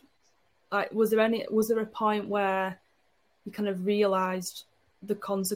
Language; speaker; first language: English; native; English